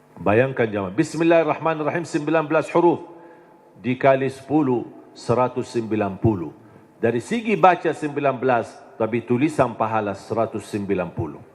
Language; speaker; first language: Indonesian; non-native, fluent; Arabic